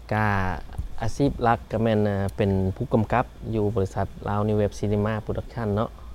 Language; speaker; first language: Lao; early bilingual, heritage; Lao